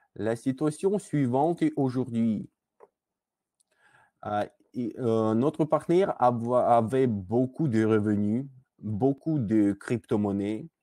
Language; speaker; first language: French; non-native, learner; Russian